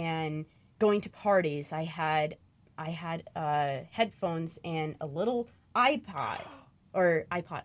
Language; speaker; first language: English; native; English